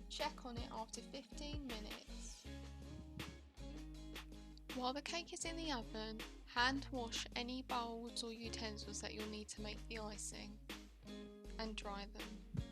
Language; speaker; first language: English; native; English